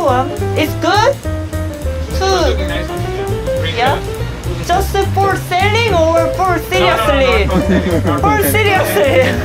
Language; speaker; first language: English; non-native, learner; Korean